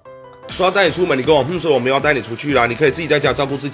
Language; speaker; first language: Chinese; native; Chinese